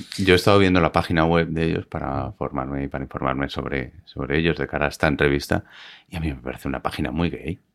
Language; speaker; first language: Spanish; native; Spanish